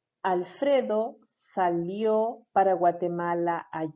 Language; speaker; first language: Spanish; non-native, fluent; English